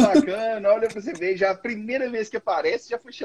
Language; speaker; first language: Portuguese; native; Portuguese